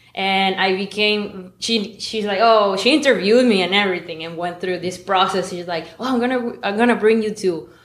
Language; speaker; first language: English; non-native, fluent; Spanish